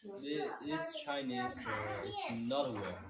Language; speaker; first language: English; non-native, learner; Chinese